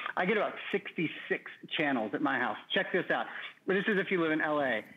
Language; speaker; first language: English; native; English